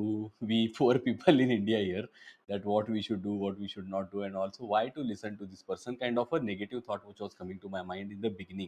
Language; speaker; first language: English; non-native, local second language; Marathi